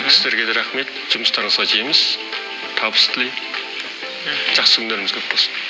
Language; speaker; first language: Kazakh; early bilingual, heritage; Kazakh